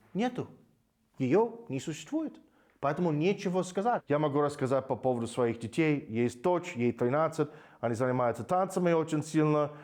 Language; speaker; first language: Russian; non-native, fluent; English